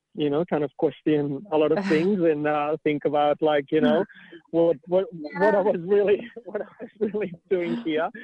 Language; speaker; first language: English; non-native, fluent; Catalan